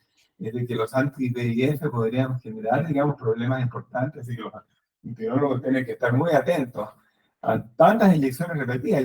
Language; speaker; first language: Spanish; native; Spanish